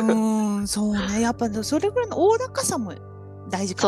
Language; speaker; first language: Japanese; native; Japanese